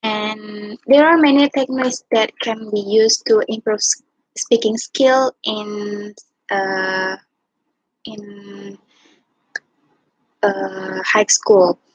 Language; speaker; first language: English; non-native, learner; Indonesian